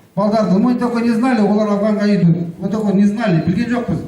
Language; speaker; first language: Russian; non-native, local second language; Kazakh